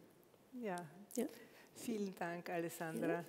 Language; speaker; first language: German; native; German